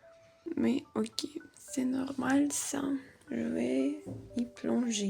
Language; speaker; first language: French; non-native, learner; Russian